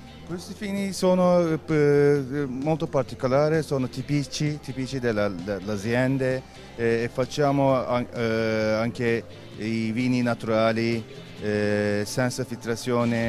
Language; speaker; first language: Italian; non-native, learner; Turkish